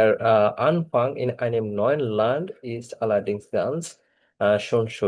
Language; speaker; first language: German; non-native, fluent; Bangla